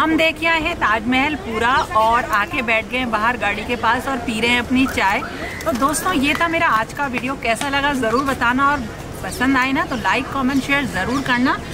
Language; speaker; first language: Hindi; native; Hindi